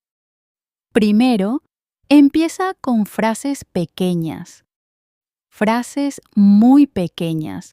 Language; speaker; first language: Spanish; non-native, fluent; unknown